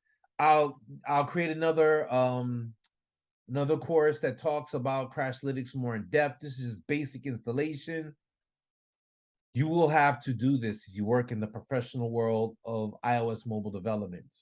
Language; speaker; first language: English; native; English